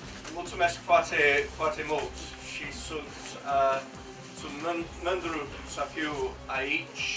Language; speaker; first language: Romanian; non-native, learner; English